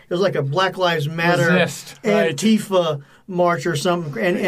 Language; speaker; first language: English; native; English